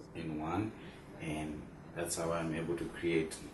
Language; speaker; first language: English; non-native, local second language; Shona